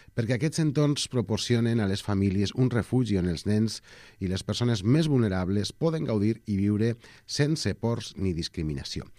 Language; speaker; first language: Catalan; native; Catalan